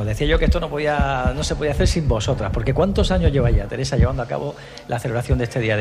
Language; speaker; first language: Spanish; native; Spanish